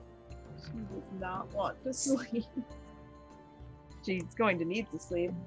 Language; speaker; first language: English; native; English